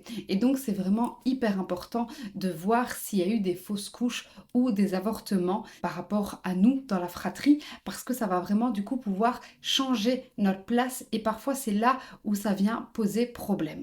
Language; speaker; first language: French; native; French